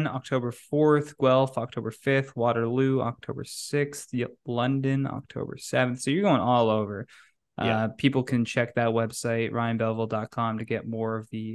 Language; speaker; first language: English; native; English